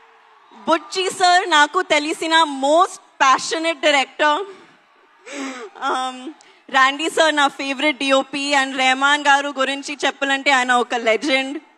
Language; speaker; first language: Telugu; non-native, learner; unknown